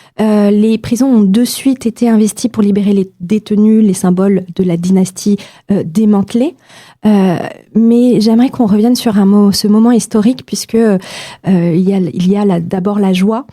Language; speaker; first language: French; native; French